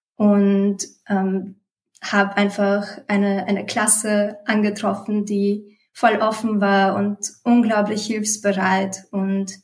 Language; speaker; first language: German; early bilingual, other home language; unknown